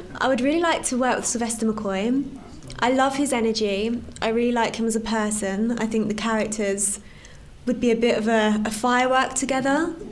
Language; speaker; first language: English; native; English